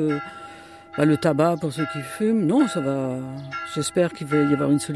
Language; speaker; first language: French; native; French